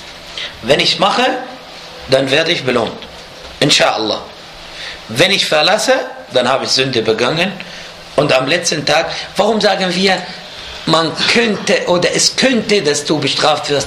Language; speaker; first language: German; non-native, fluent; Arabic